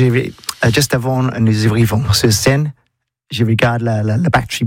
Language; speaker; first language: French; non-native, learner; English